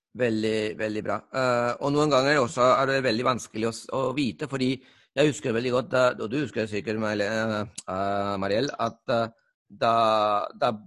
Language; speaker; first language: Norwegian; non-native, fluent; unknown